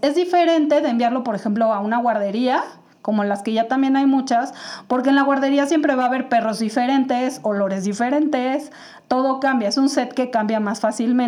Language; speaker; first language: Spanish; native; Spanish